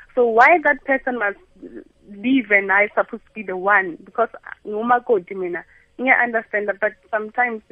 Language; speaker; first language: English; non-native, local second language; Northern Sotho